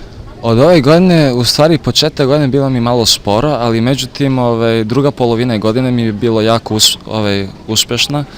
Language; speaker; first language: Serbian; early bilingual, heritage; Serbian